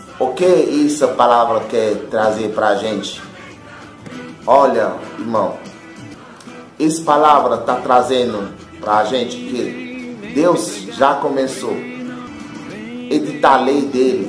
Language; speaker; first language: Portuguese; non-native, learner; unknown